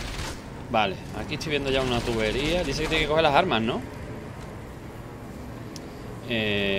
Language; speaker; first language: Spanish; native; Spanish